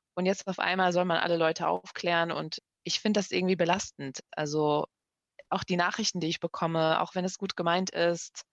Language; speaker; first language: German; early bilingual, other home language; Persian